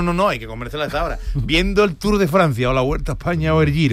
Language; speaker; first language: Spanish; native; Spanish